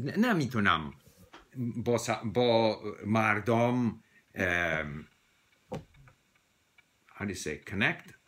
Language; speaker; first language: Persian; non-native, learner; English